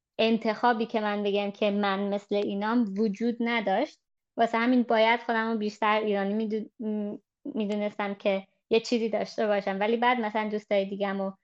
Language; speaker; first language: Persian; early bilingual, heritage; Persian